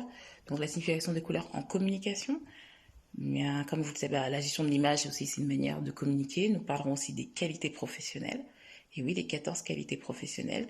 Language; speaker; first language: French; native; French